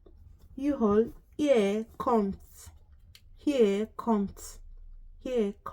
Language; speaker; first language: German; non-native, fluent; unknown